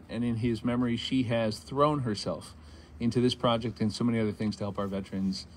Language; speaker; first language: English; native; English